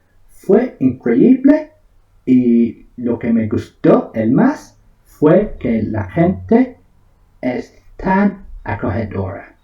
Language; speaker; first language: Spanish; non-native, fluent; English